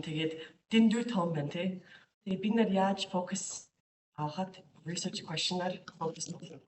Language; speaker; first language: Mongolian; non-native, fluent; English